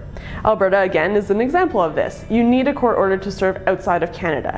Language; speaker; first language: English; native; English